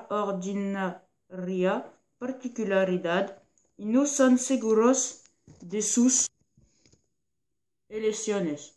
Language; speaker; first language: Spanish; non-native, learner; French